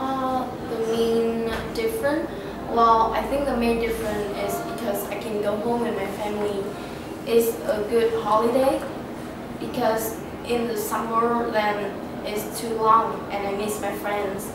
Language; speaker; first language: English; non-native, learner; Vietnamese